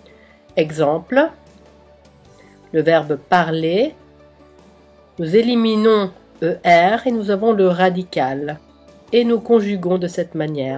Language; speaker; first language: French; non-native, fluent; Italian